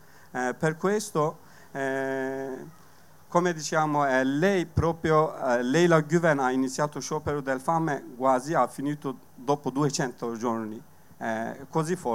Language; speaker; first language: Italian; non-native, learner; Kurdish